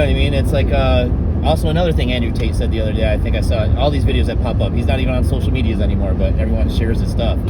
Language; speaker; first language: English; native; English